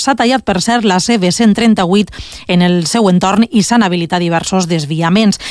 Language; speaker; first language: Catalan; native; Catalan